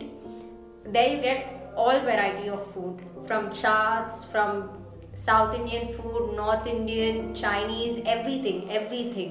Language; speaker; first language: English; non-native, local second language; Hindi